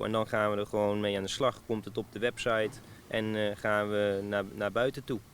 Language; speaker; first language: Dutch; native; Dutch